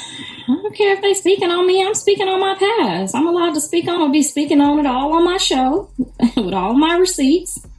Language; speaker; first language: English; native; English